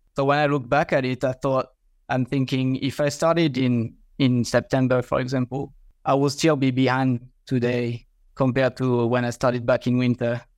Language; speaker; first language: English; non-native, fluent; French